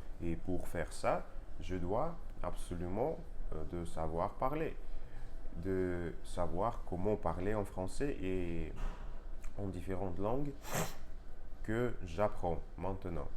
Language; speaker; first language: French; non-native, learner; Russian